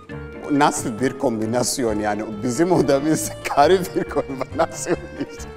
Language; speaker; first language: Turkish; non-native, fluent; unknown